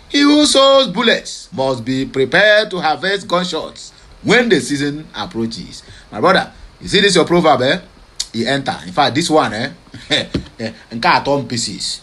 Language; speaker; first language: English; non-native, local second language; Igbo